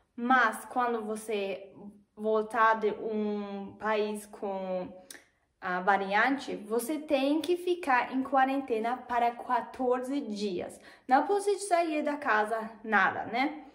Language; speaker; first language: Portuguese; non-native, fluent; German